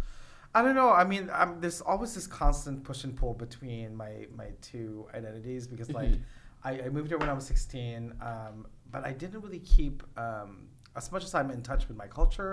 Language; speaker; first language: English; non-native, local second language; Filipino